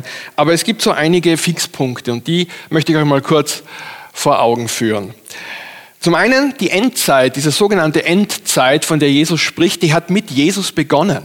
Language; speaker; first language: German; native; German